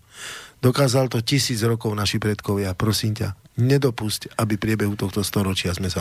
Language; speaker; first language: Slovak; native; Slovak